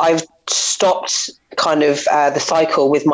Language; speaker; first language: English; native; English